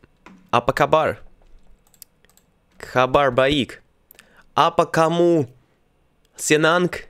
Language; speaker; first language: Indonesian; non-native, learner; Russian